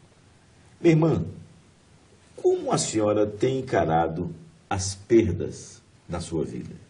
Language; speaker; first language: Portuguese; native; Portuguese